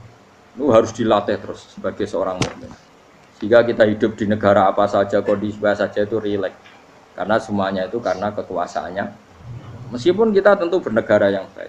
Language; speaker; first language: Indonesian; non-native, local second language; Javanese